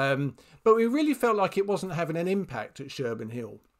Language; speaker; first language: English; native; English